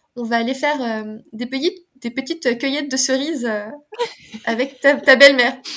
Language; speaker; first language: French; early bilingual, other home language; Khmer